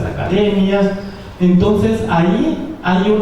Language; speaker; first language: Spanish; non-native, local second language; Zapotec